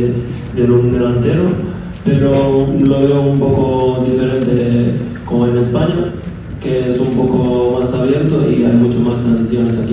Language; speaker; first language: Spanish; non-native, fluent; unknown